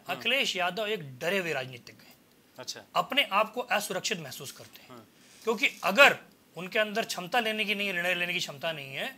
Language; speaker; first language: Hindi; native; Hindi